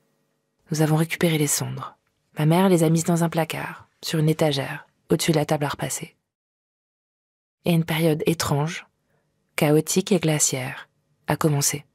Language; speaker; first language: French; native; French